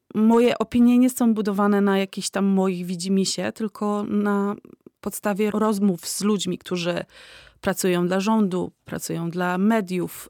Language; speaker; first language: Polish; native; Polish